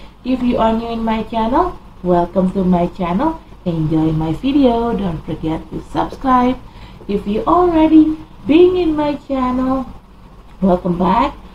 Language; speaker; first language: English; non-native, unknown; Indonesian